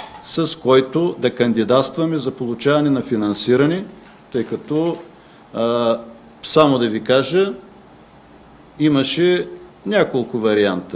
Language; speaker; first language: Bulgarian; native; Bulgarian